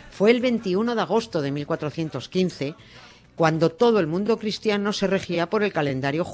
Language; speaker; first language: Spanish; native; Spanish